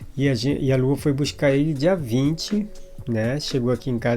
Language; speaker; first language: Portuguese; native; Portuguese